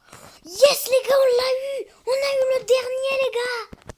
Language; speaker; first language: French; native; French